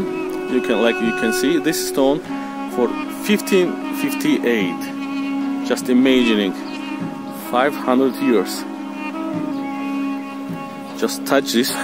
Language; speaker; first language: English; non-native, learner; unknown